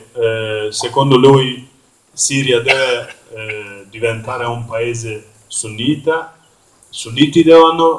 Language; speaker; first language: Italian; non-native, learner; Kurdish